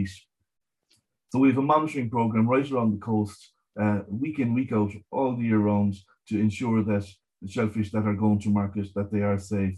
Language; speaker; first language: English; native; English